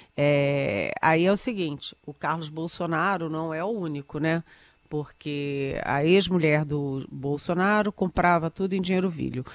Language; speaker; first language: Portuguese; native; Portuguese